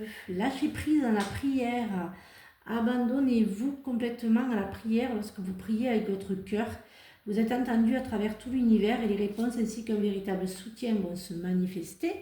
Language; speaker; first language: French; native; French